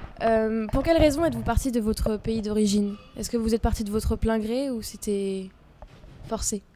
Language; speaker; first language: French; native; French